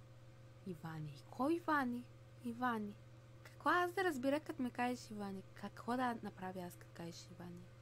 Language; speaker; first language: Bulgarian; native; Bulgarian